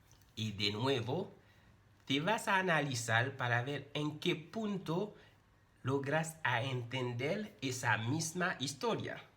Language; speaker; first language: Spanish; non-native, fluent; Haitian Creole